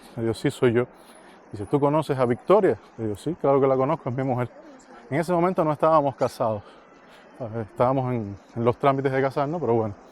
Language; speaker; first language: Spanish; native; Spanish